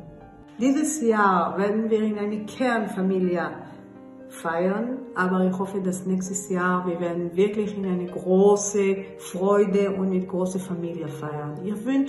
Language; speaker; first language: German; non-native, fluent; Hebrew